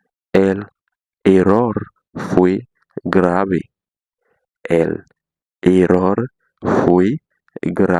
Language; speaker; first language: Spanish; non-native, fluent; Haitian Creole